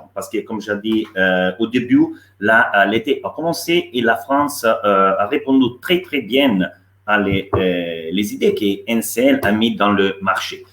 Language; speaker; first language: French; non-native, fluent; Italian